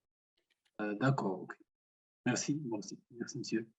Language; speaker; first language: French; non-native, local second language; Arabic